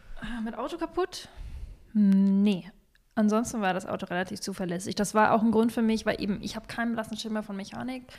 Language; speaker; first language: German; early bilingual, other home language; Russian